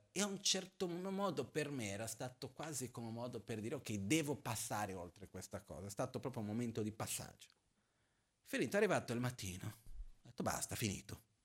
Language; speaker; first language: Italian; non-native, fluent; Portuguese